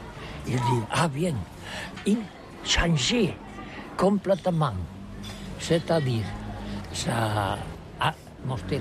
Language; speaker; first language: French; non-native, learner; Catalan